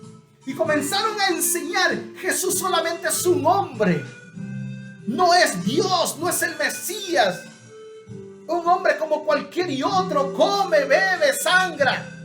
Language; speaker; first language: Spanish; native; Spanish